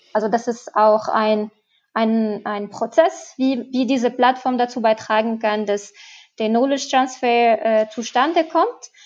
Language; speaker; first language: German; non-native, fluent; Arabic